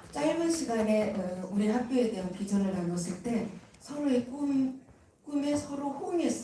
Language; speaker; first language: Korean; native; Korean